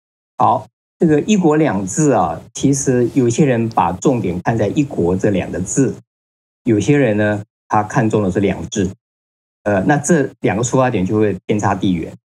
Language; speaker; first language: Chinese; native; Chinese